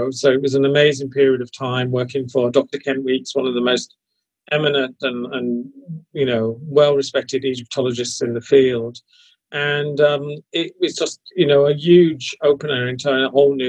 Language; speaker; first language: English; native; English